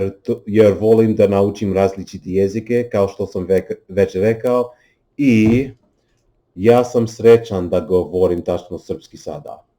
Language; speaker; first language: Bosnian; non-native, learner; English